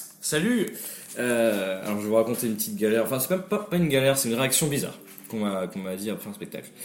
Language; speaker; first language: French; native; French